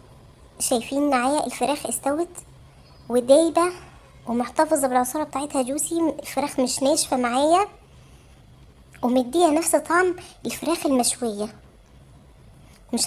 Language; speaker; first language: Arabic; native; Arabic